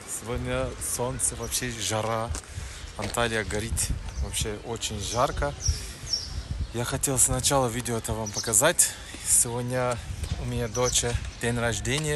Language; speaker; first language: Russian; non-native, learner; Turkish